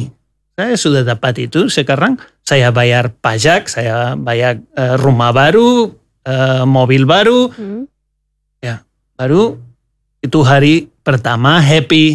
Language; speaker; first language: Indonesian; non-native, learner; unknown